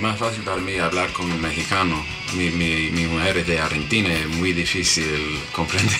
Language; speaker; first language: Spanish; non-native, learner; English